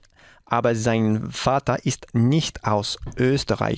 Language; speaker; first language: German; non-native, learner; Spanish